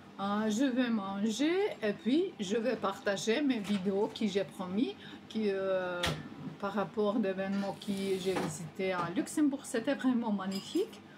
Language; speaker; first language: French; non-native, learner; Ukrainian